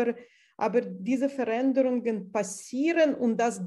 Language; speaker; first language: German; non-native, fluent; Russian